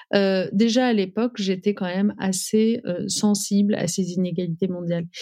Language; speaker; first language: French; early bilingual, other home language; Riffian